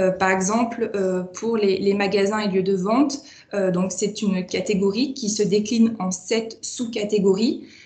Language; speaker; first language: French; native; French